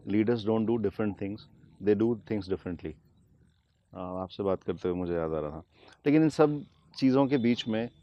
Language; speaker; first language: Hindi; native; Hindi